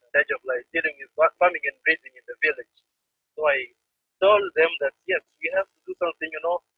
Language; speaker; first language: English; non-native, fluent; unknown